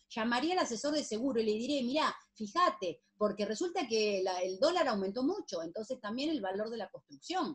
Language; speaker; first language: Spanish; native; Spanish